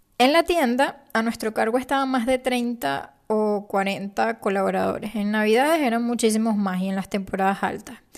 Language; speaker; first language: Spanish; native; Spanish